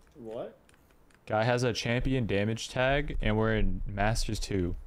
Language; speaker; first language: English; native; English